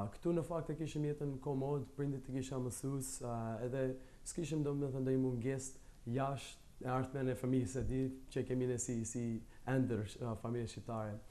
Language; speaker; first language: Albanian; early bilingual, heritage; Albanian